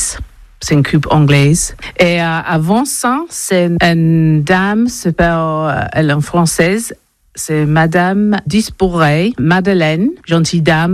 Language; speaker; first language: French; non-native, learner; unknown